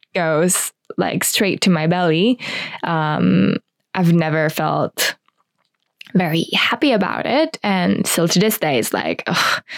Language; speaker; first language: English; non-native, fluent; Finnish